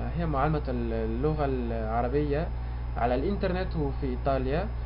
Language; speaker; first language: Arabic; non-native, learner; Spanish